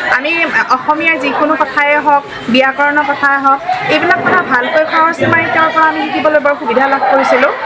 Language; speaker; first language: Assamese; native; Assamese